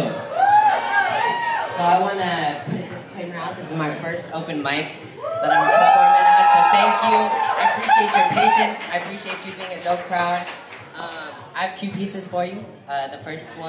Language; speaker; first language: English; early bilingual, other home language; Filipino